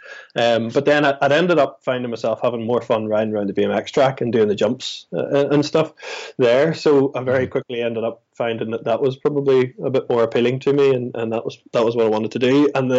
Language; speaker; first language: English; native; English